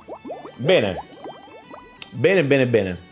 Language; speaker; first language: Italian; native; Italian